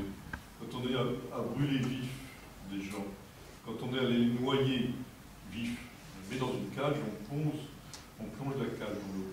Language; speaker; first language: French; native; French